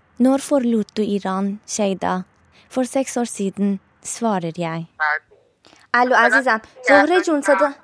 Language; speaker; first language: Norwegian; non-native, fluent; Persian